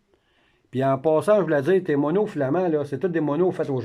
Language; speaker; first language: French; native; French